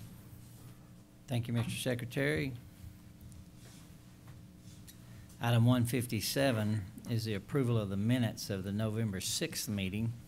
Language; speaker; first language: English; native; English